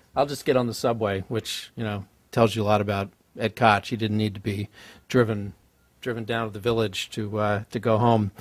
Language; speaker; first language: English; native; English